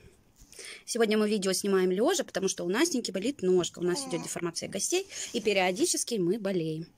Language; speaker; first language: Russian; native; Russian